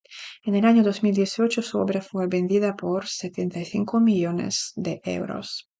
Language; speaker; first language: Spanish; non-native, fluent; Ukrainian